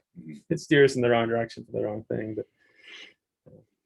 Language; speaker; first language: English; native; English